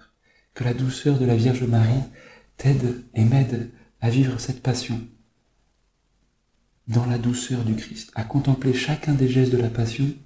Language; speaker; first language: French; native; French